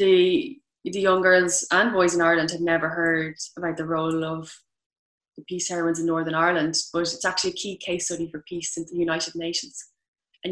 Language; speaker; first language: English; native; English